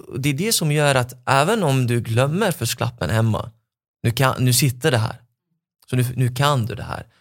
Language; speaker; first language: Swedish; non-native, fluent; Arabic